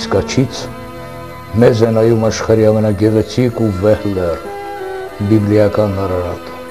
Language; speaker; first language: Armenian; non-native, local second language; Assyrian Neo-Aramaic